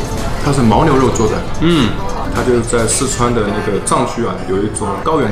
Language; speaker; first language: Chinese; native; Chinese